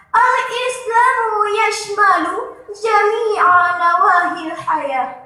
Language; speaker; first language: Arabic; non-native, learner; Achinese